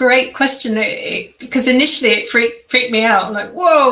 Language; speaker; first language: English; native; English